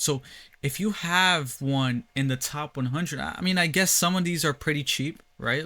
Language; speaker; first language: English; native; English